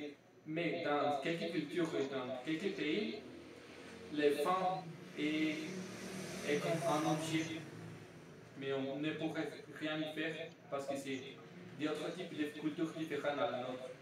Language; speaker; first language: French; non-native, learner; Spanish